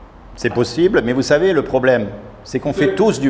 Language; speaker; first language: French; native; French